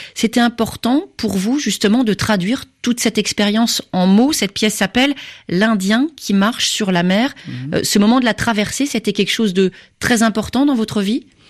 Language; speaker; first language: French; native; French